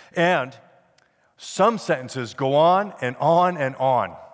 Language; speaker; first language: English; native; English